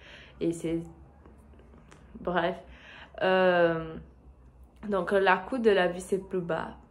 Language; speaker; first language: French; non-native, learner; Portuguese